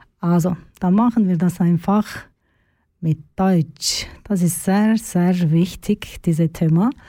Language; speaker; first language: German; non-native, learner; Turkish